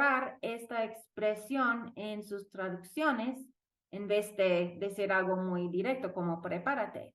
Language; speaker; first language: Spanish; non-native, fluent; English